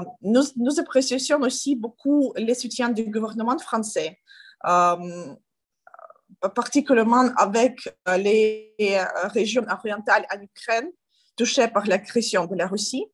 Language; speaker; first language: French; non-native, learner; Ukrainian